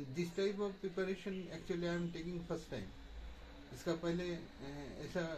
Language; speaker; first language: Hindi; non-native, local second language; Bangla